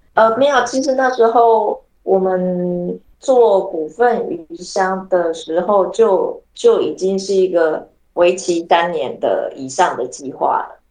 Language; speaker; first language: Chinese; native; Chinese